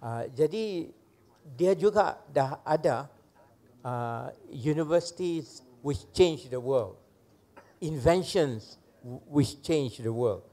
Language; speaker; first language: English; non-native, local second language; Malay